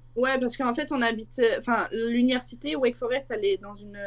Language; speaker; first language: French; native; French